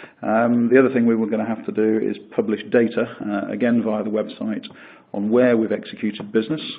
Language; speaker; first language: English; native; English